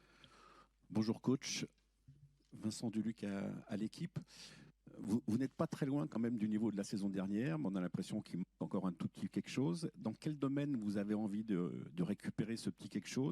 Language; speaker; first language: French; native; French